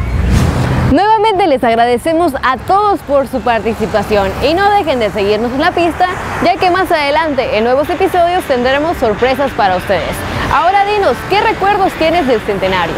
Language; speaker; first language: Spanish; native; Spanish